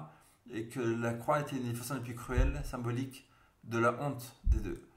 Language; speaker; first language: French; native; French